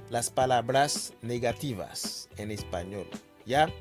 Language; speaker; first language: Spanish; non-native, learner; Haitian Creole